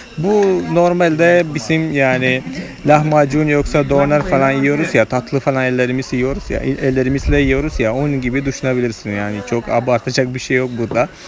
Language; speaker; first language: Turkish; non-native, fluent; Malayalam